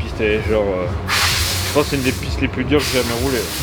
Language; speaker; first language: French; native; French